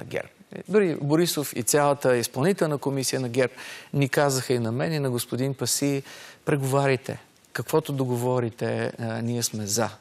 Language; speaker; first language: Bulgarian; native; Bulgarian